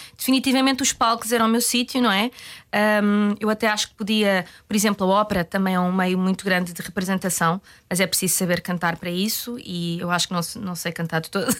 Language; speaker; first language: Portuguese; native; Portuguese